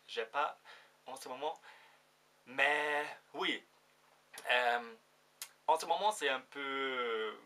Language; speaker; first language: French; non-native, fluent; German